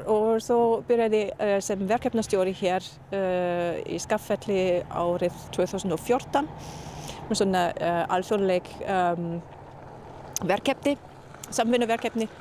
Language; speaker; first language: Icelandic; non-native, learner; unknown